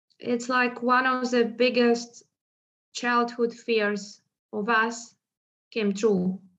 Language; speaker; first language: English; non-native, fluent; Russian